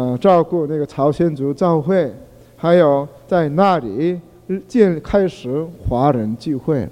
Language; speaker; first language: Chinese; non-native, fluent; Korean